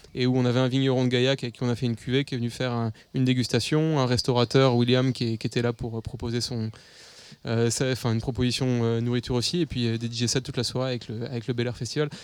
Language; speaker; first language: French; native; French